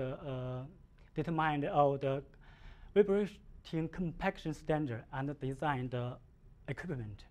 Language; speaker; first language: English; non-native, learner; Chinese